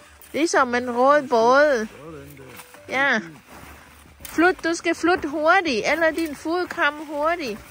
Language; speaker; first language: Danish; non-native, learner; Thai